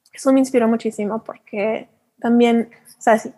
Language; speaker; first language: Spanish; early bilingual, heritage; Spanish